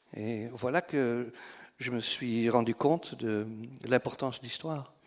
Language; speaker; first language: French; non-native, local second language; Dutch